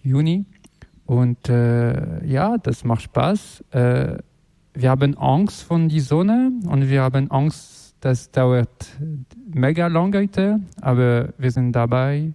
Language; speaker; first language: German; non-native, fluent; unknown